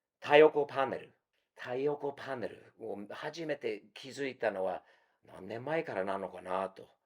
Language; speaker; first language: Japanese; non-native, fluent; English